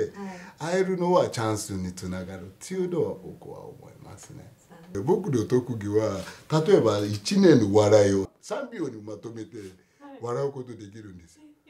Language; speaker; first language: Japanese; non-native, fluent; Yoruba